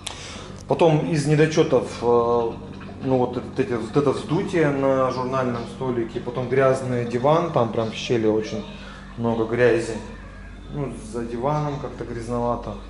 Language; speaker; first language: Russian; native; Russian